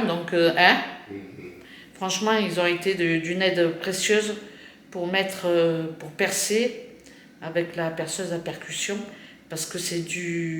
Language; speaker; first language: French; native; French